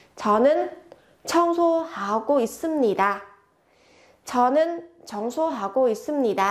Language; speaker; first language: Korean; non-native, fluent; Vietnamese